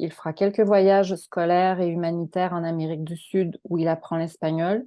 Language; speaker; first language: French; native; French